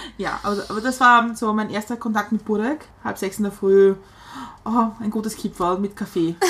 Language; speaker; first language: German; native; German